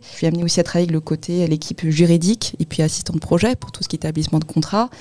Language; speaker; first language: French; native; French